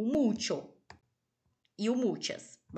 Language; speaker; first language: Spanish; non-native, fluent; Portuguese